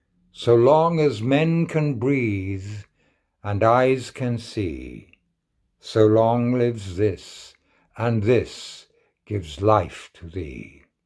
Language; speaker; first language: English; native; English